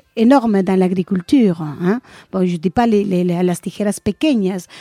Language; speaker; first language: French; non-native, fluent; Spanish